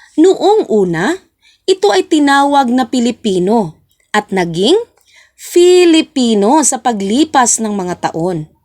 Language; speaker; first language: Filipino; non-native, local second language; Cebuano